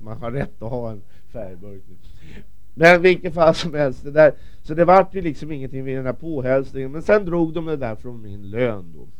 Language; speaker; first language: Swedish; native; Swedish